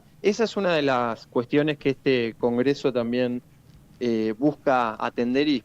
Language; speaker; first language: Spanish; native; Spanish